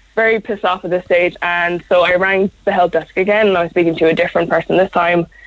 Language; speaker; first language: English; native; English